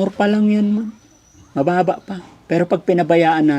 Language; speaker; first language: Filipino; native; Filipino